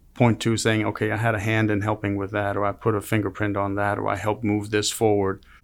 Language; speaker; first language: English; non-native, fluent; Danish